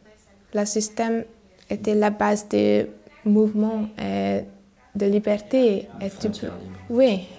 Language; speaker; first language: French; non-native, learner; Hungarian